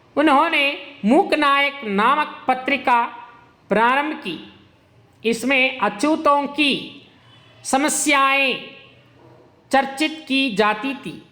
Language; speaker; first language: Hindi; non-native, local second language; Kannada